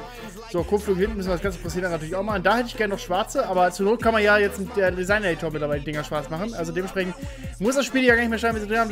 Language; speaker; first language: German; native; German